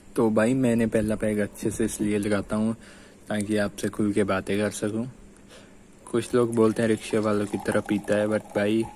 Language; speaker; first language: Hindi; non-native, local second language; Punjabi